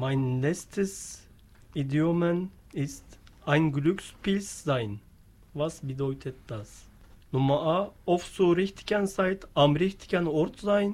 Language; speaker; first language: German; non-native, learner; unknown